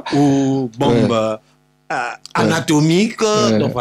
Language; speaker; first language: French; non-native, local second language; Lingala